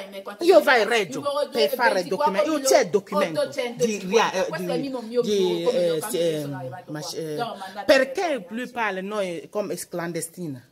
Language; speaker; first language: Italian; non-native, learner; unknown